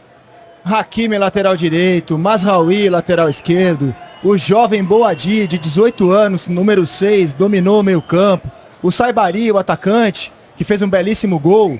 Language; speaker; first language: Portuguese; native; Portuguese